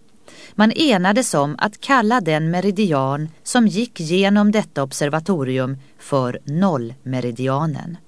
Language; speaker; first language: Swedish; native; Swedish